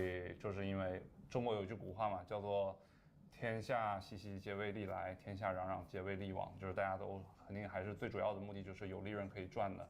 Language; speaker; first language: Chinese; native; Chinese